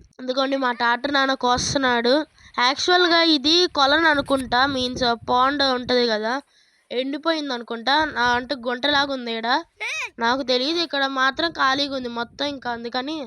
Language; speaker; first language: Telugu; native; Telugu